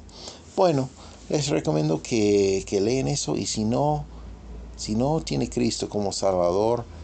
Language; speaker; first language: Spanish; non-native, fluent; English